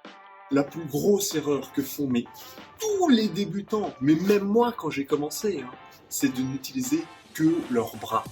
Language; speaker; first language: French; native; French